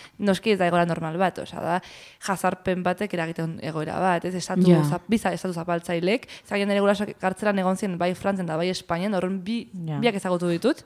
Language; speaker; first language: Basque; early bilingual, heritage; Basque